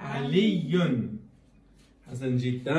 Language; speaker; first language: Arabic; native; Arabic